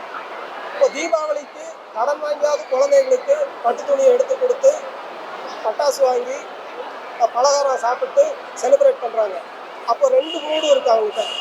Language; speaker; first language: Tamil; native; Tamil